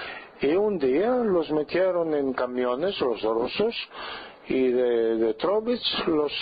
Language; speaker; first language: Spanish; non-native, fluent; Greek